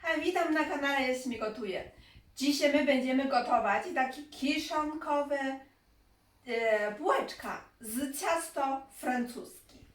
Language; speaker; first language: Polish; non-native, learner; Chinese